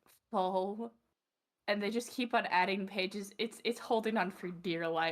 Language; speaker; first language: English; native; English